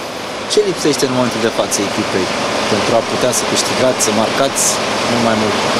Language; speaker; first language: Romanian; native; Romanian